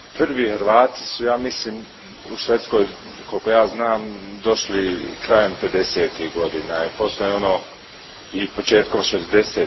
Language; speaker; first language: Croatian; early bilingual, heritage; Croatian